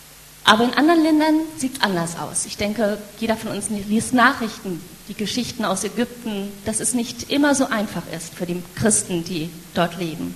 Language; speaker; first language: German; native; German